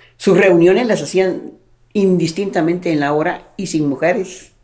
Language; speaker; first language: Spanish; native; Spanish